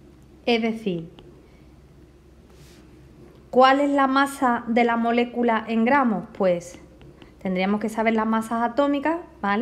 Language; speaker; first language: Spanish; native; Spanish